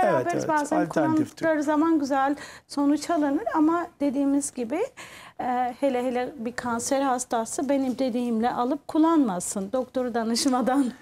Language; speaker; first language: Turkish; non-native, fluent; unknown